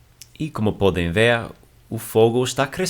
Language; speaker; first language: Portuguese; non-native, fluent; English